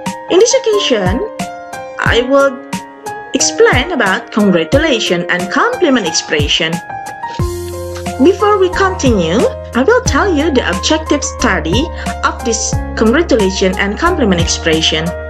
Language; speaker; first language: English; non-native, fluent; Indonesian